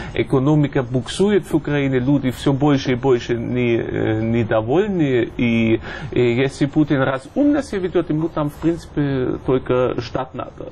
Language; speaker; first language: Russian; non-native, fluent; German